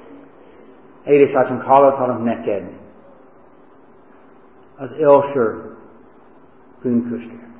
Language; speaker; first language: Hungarian; non-native, fluent; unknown